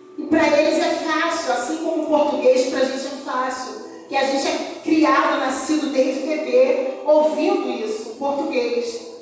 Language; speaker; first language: Portuguese; native; Portuguese